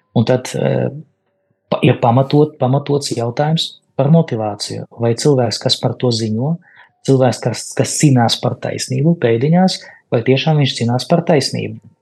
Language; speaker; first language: Latvian; non-native, local second language; Russian